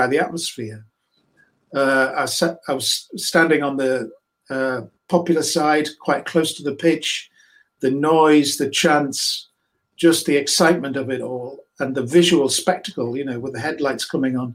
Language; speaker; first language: English; native; English